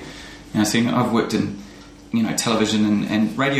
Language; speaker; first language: English; native; English